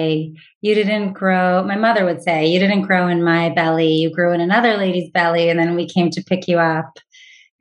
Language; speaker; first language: English; native; English